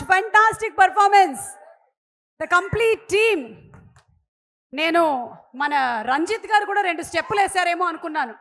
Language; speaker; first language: Telugu; native; Telugu